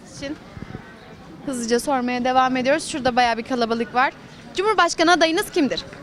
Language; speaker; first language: Turkish; native; Turkish